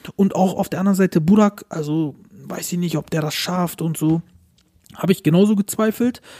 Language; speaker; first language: German; early bilingual, other home language; Turkish